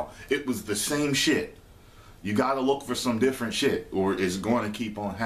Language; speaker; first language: English; native; English